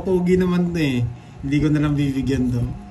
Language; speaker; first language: Filipino; native; Filipino